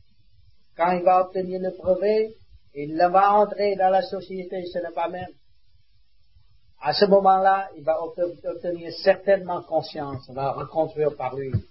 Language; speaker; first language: French; non-native, learner; Vietnamese